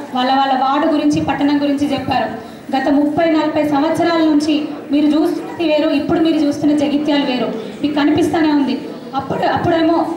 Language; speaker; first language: Telugu; native; Telugu